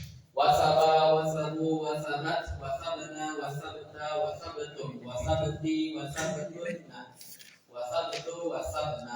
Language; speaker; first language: Arabic; non-native, fluent; Indonesian